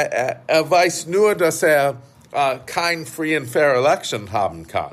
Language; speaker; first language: German; non-native, fluent; English